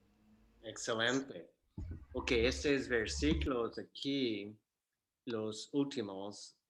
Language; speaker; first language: Spanish; non-native, fluent; English